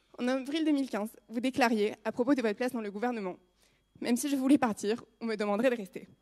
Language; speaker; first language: French; native; French